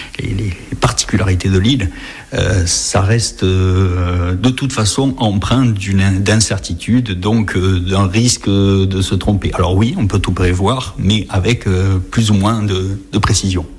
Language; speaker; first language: French; native; French